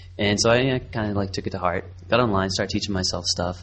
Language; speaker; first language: English; native; English